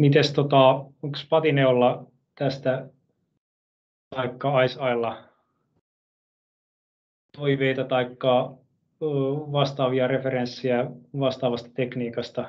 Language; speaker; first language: Finnish; native; Finnish